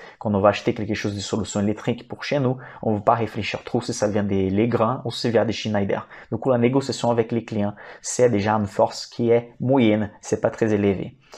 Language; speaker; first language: French; non-native, fluent; Portuguese